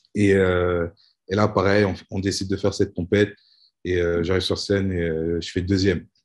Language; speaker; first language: French; native; French